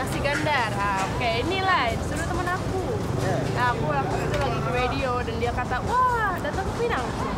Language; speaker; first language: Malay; non-native, local second language; Indonesian